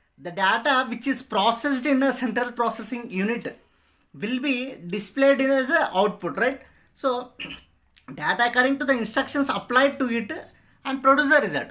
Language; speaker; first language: English; non-native, local second language; Telugu